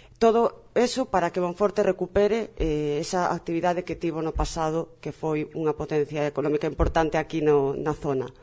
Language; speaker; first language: Galician; non-native, local second language; Spanish